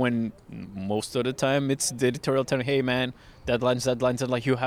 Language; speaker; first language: English; non-native, fluent; Portuguese